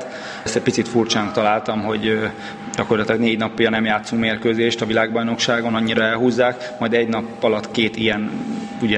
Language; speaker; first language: Hungarian; native; Hungarian